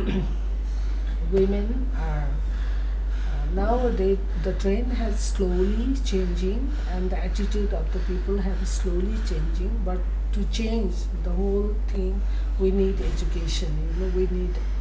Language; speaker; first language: English; non-native, local second language; Nepali